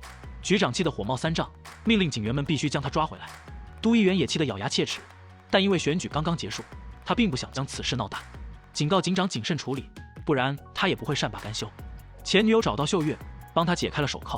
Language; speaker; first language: Chinese; native; Chinese